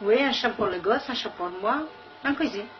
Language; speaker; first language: French; non-native, learner; Kabyle